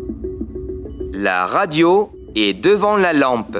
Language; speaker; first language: French; non-native, fluent; Spanish